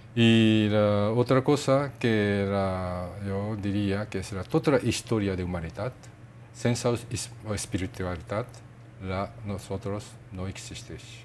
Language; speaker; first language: Catalan; non-native, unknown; Japanese